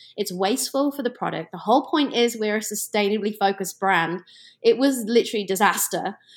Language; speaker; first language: English; native; English